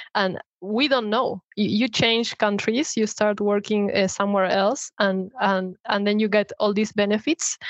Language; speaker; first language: English; non-native, fluent; Spanish